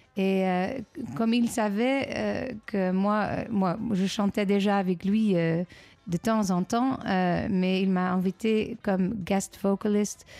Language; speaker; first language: French; non-native, fluent; Dutch